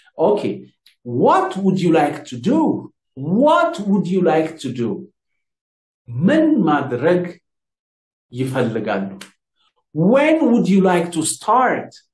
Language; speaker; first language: English; non-native, fluent; Amharic